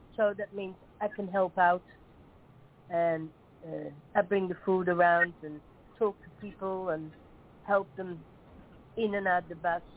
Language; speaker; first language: English; non-native, fluent; Dutch